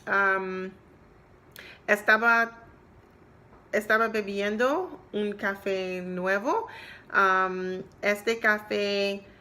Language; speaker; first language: Spanish; non-native, learner; English